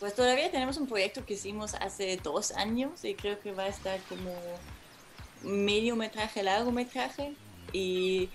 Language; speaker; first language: Spanish; non-native, fluent; German